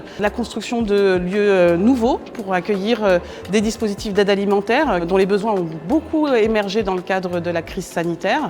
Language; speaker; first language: French; native; French